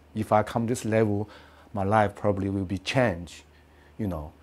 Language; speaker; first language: English; non-native, learner; Chinese